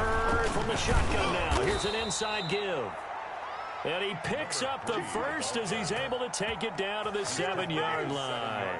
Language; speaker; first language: English; native; English